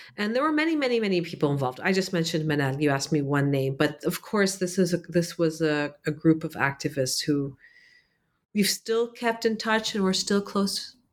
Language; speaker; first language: English; early bilingual, other home language; Arabic